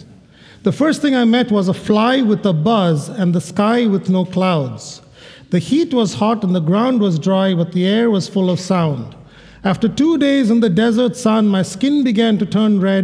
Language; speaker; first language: English; non-native, local second language; Malayalam